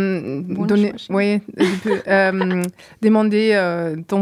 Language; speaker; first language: French; non-native, fluent; German